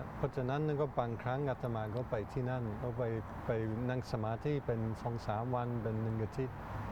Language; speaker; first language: Thai; non-native, fluent; English